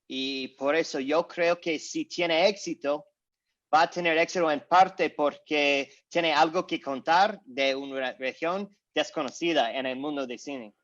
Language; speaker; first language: Spanish; non-native, learner; English